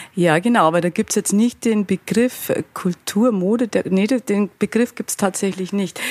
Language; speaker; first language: German; native; German